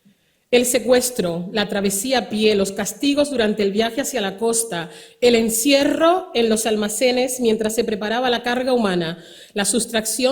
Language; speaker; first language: Spanish; native; Spanish